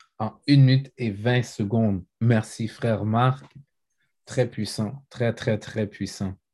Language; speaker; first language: French; native; French